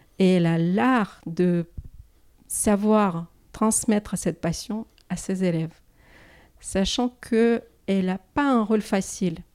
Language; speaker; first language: French; non-native, fluent; Russian